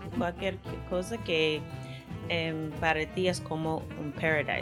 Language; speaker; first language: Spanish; non-native, fluent; English